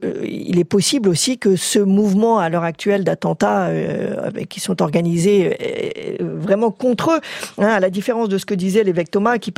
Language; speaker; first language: French; native; French